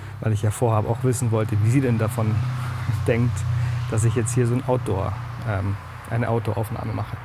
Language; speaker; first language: German; native; German